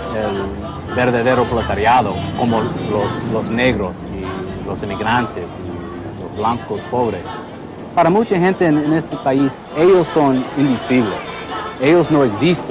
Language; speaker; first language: Spanish; non-native, fluent; English